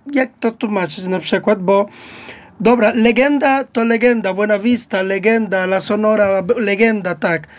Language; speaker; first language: Polish; non-native, learner; Spanish